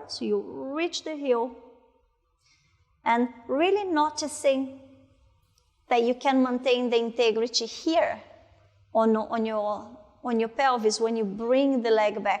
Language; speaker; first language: English; non-native, fluent; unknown